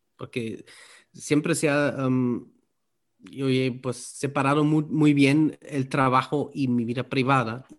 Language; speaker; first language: Spanish; non-native, fluent; German